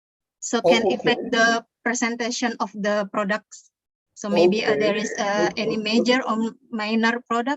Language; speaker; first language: English; non-native, learner; Indonesian